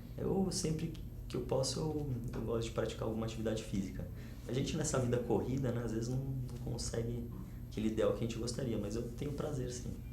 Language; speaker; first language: Portuguese; native; Portuguese